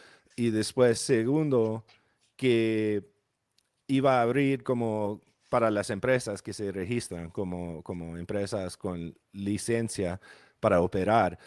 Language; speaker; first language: Spanish; non-native, fluent; English